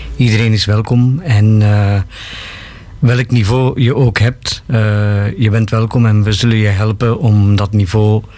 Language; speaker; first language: Dutch; non-native, fluent; Bangla